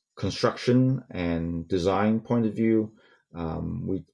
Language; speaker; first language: English; non-native, local second language; Cantonese